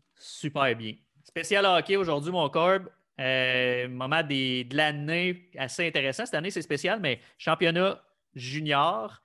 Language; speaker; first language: French; native; French